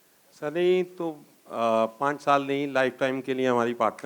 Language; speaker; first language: Hindi; native; Hindi